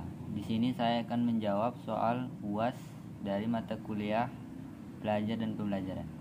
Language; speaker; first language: Indonesian; native; Indonesian